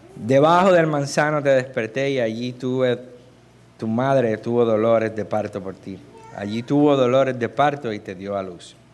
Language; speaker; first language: Spanish; native; Spanish